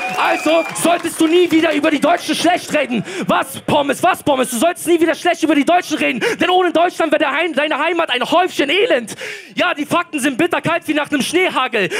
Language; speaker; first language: German; early bilingual, other home language; Polish